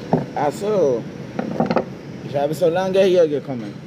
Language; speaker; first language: German; non-native, learner; Akan